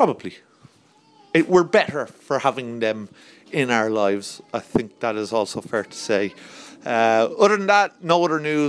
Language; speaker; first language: English; native; English